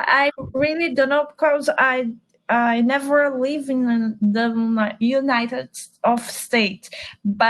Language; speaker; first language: English; non-native, learner; Portuguese